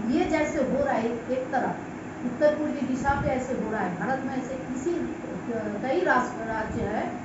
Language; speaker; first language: Hindi; non-native, local second language; Bangla